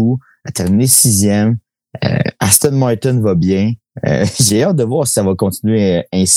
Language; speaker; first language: French; native; French